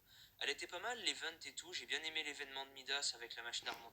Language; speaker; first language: French; native; French